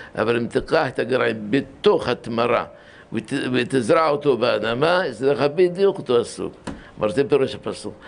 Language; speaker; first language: Hebrew; early bilingual, other home language; Arabic